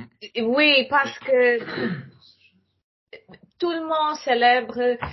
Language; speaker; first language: French; non-native, learner; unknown